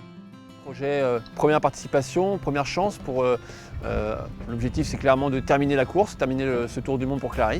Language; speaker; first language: French; native; French